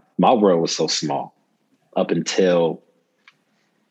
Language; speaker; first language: English; native; English